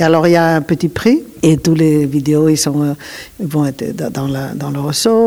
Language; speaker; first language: French; non-native, learner; Catalan